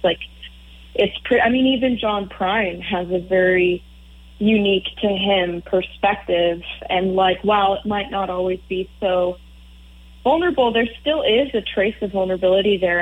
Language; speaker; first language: English; native; English